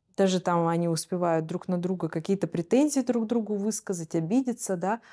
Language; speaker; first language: Russian; native; Russian